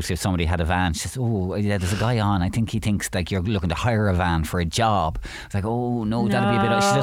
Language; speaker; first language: English; native; English